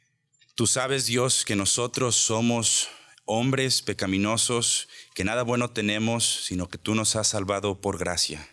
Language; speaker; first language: Spanish; native; Spanish